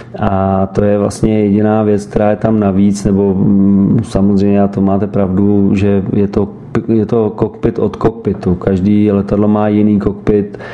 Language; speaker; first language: Czech; native; Czech